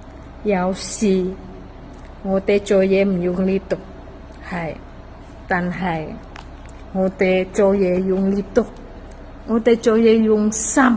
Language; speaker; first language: Cantonese; non-native, fluent; Indonesian